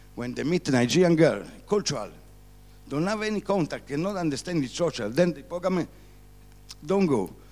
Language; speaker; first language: English; non-native, learner; Italian